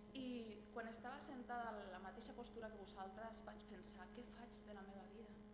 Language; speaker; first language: Catalan; non-native, local second language; Spanish